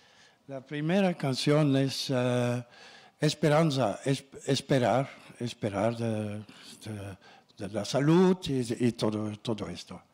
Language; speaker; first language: Spanish; non-native, learner; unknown